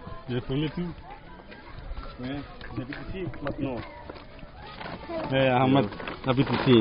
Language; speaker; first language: French; non-native, learner; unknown